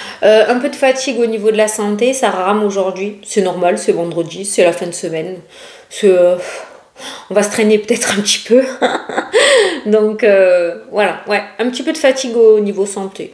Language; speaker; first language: French; native; French